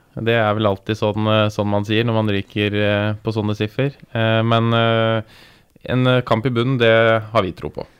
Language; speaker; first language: Norwegian; native; Norwegian